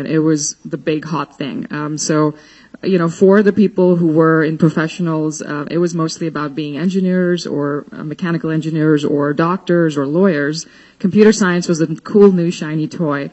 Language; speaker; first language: English; non-native, local second language; Hindi